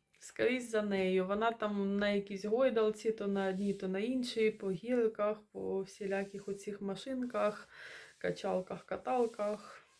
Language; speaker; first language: Ukrainian; non-native, local second language; Russian